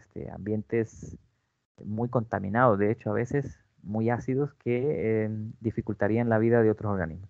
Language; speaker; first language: Spanish; native; Spanish